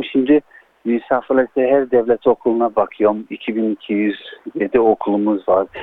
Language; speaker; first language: Turkish; early bilingual, heritage; Turkish